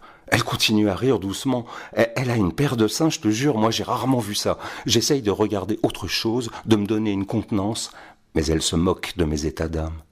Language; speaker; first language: French; native; French